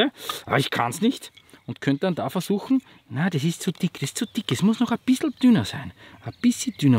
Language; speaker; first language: German; native; German